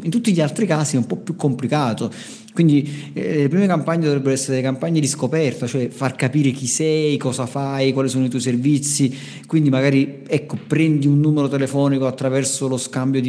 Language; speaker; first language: Italian; native; Italian